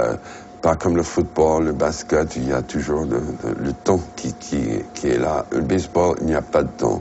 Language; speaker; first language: French; non-native, fluent; English